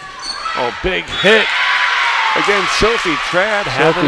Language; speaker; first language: English; native; English